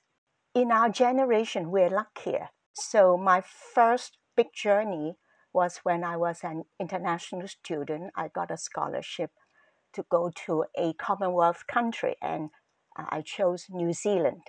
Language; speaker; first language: English; non-native, local second language; Cantonese